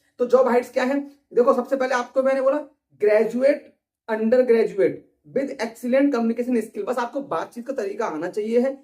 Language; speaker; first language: Hindi; native; Hindi